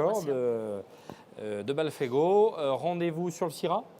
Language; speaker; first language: French; native; French